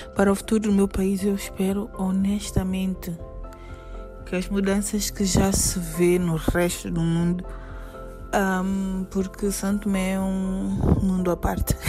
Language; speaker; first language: Portuguese; native; Portuguese